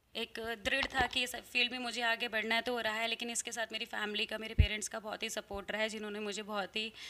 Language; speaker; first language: Hindi; native; Hindi